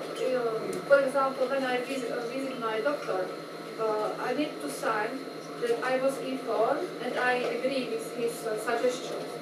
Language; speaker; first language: English; non-native, fluent; Slovak